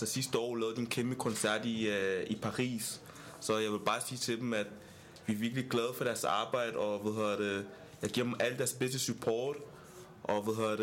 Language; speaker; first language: Danish; non-native, fluent; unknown